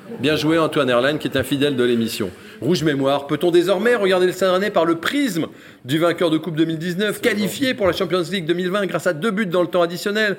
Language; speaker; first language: French; native; French